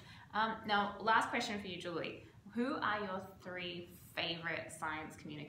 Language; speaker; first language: English; native; English